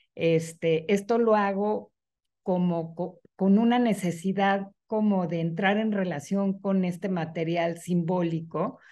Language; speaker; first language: Spanish; native; Spanish